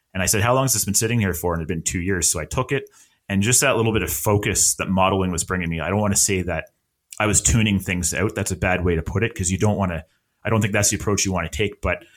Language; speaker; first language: English; native; English